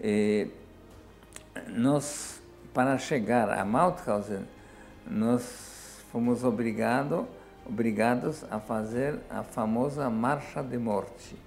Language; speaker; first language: Portuguese; non-native, fluent; Polish